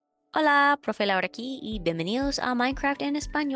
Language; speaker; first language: Spanish; non-native, fluent; English